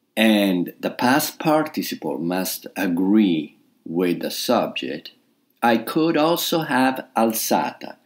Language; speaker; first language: English; non-native, fluent; Italian